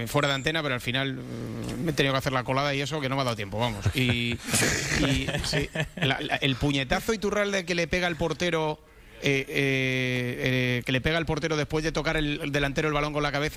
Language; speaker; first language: Spanish; native; Spanish